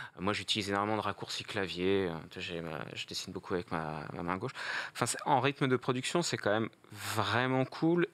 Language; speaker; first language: French; native; French